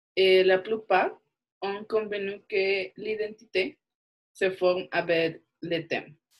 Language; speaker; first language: French; non-native, learner; Korean